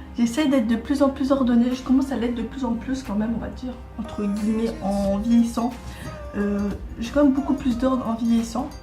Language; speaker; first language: French; native; French